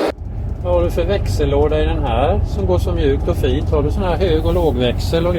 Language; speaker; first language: Swedish; native; Swedish